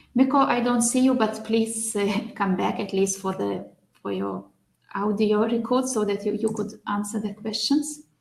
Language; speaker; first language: English; non-native, fluent; Lithuanian